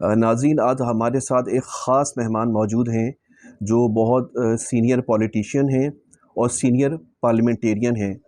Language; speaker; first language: Urdu; native; Urdu